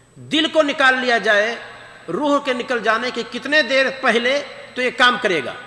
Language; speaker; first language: Urdu; native; Urdu